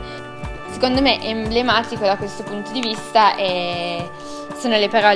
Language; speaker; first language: Italian; native; Italian